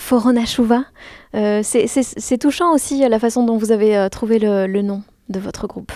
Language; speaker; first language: French; native; French